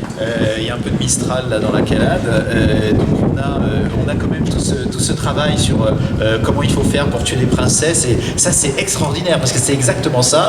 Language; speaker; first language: French; native; French